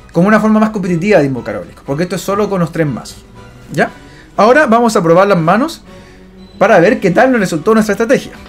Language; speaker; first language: Spanish; native; Spanish